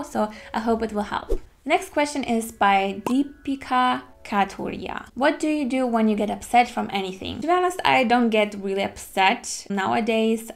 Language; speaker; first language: English; non-native, fluent; German